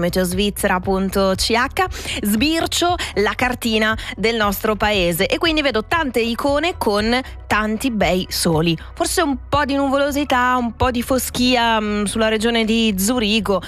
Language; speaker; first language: Italian; native; Italian